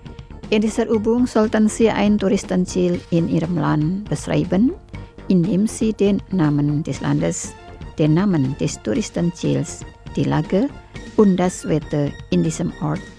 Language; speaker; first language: German; non-native, learner; Indonesian